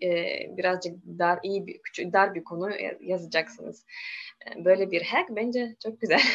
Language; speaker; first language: Turkish; non-native, learner; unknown